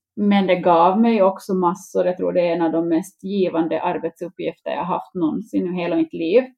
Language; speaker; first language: Swedish; native; Swedish